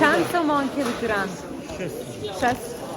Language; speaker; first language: Persian; non-native, learner; English